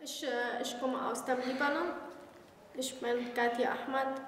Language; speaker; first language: German; non-native, learner; Arabic